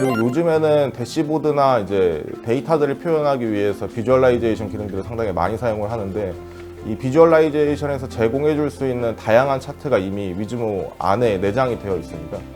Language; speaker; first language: Korean; native; Korean